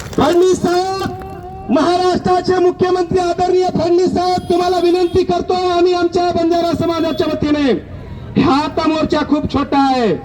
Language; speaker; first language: Marathi; non-native, local second language; Lambadi